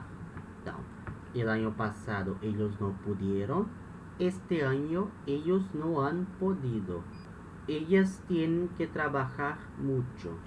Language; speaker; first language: Spanish; non-native, fluent; Portuguese